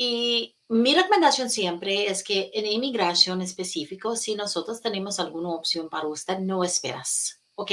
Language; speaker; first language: Spanish; non-native, fluent; English